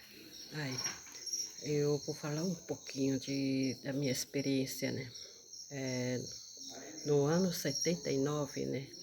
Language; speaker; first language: Portuguese; non-native, local second language; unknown